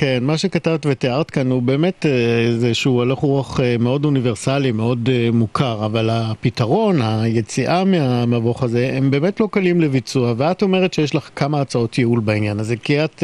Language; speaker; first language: Hebrew; native; Hebrew